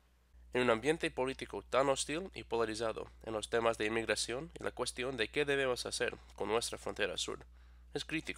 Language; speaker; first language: Spanish; non-native, fluent; English